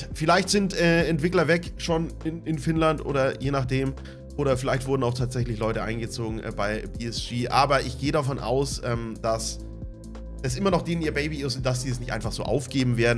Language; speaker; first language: German; native; German